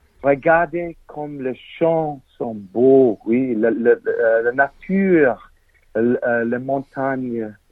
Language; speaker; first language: French; non-native, learner; English